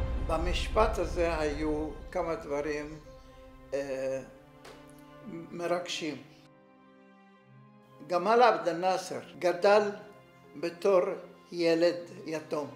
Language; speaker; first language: Hebrew; non-native, fluent; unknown